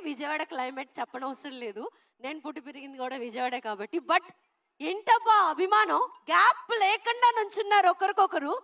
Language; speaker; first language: Telugu; native; Telugu